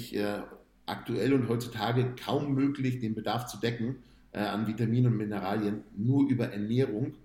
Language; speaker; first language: German; native; German